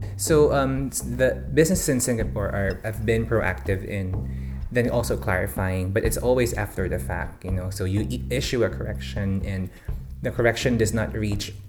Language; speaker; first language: English; non-native, local second language; Filipino